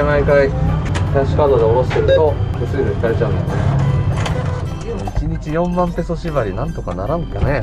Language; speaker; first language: Japanese; native; Japanese